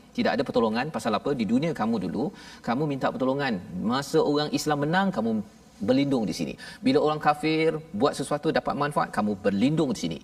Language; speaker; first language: Malay; native; Malay